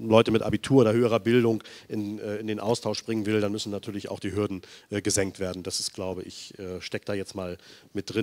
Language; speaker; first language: German; native; German